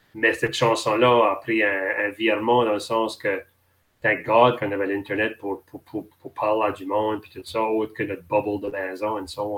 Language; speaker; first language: French; native; French